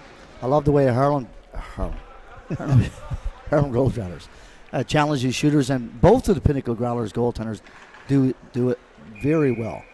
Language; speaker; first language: English; native; English